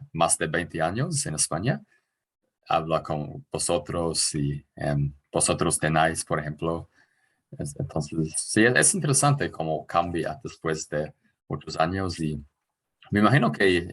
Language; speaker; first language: Spanish; non-native, fluent; English